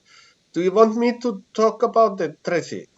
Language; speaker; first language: English; non-native, fluent; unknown